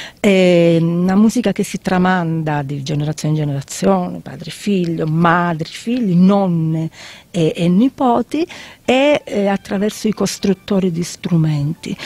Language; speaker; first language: Italian; native; Italian